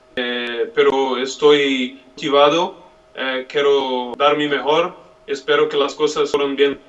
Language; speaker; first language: Spanish; non-native, learner; Portuguese